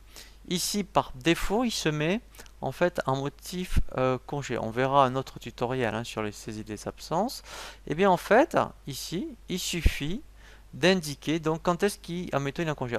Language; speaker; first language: French; native; French